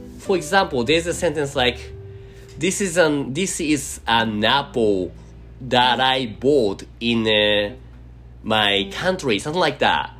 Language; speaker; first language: English; non-native, fluent; Japanese